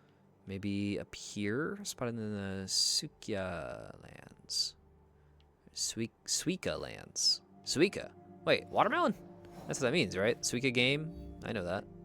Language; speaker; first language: English; native; English